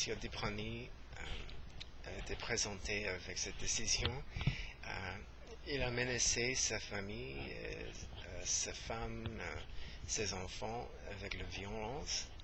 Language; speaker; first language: French; non-native, learner; English